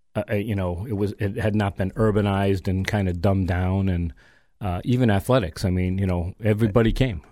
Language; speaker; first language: English; native; English